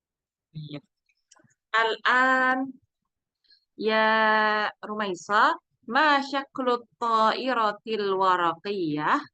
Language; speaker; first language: Arabic; non-native, fluent; Indonesian